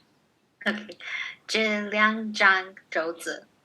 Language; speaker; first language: Chinese; non-native, learner; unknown